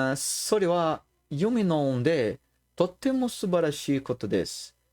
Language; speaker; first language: Japanese; non-native, learner; Portuguese